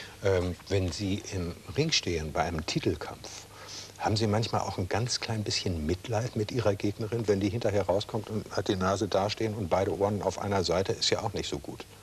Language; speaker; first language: German; native; German